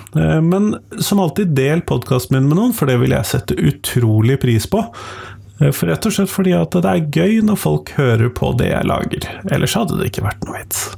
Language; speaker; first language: Norwegian; native; Norwegian